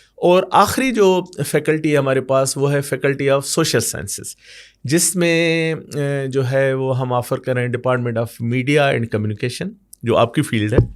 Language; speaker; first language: Urdu; non-native, local second language; Sindhi